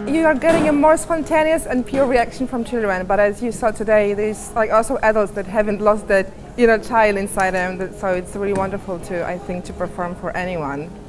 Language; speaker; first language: English; non-native, fluent; Polish